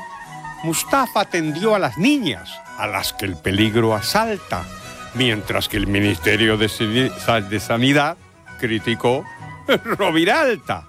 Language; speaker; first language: Spanish; native; Spanish